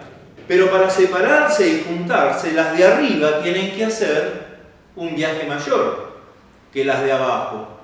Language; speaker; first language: Spanish; native; Spanish